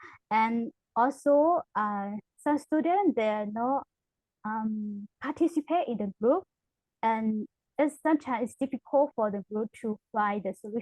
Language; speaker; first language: English; non-native, learner; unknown